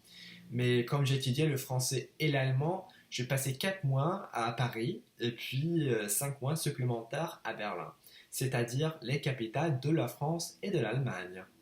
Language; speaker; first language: French; non-native, fluent; English